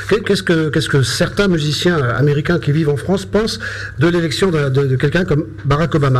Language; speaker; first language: French; native; French